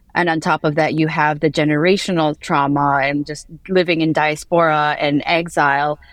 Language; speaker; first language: English; early bilingual, heritage; Arabic